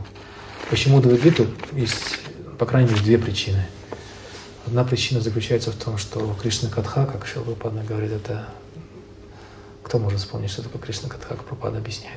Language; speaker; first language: Russian; native; Russian